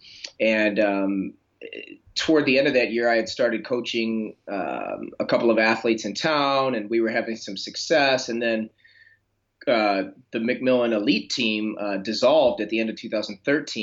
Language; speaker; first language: English; native; English